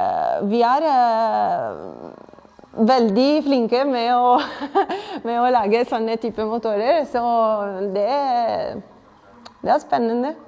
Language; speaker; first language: Norwegian; non-native, fluent; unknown